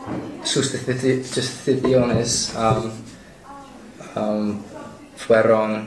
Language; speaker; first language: Spanish; non-native, learner; English